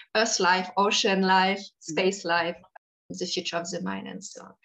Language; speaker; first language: English; non-native, fluent; French